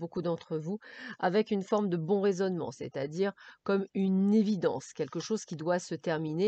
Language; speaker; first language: French; native; French